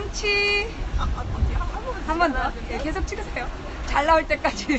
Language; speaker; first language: Korean; native; Korean